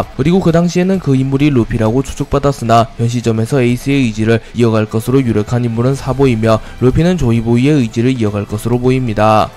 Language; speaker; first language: Korean; native; Korean